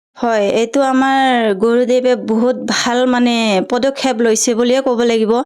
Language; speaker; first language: Assamese; non-native, local second language; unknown